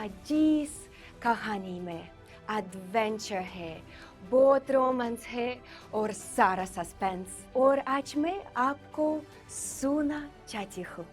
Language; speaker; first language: Hindi; non-native, learner; Russian